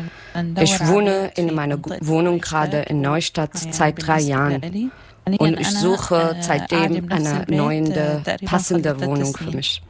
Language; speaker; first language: German; non-native, learner; Arabic